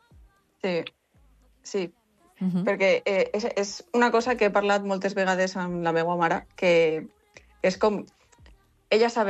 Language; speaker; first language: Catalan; non-native, local second language; Spanish